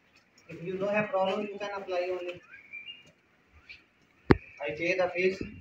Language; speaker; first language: English; non-native, learner; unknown